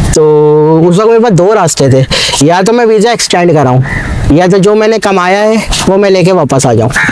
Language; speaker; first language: Urdu; native; Urdu